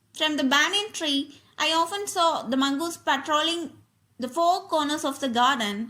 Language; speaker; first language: English; non-native, local second language; Malayalam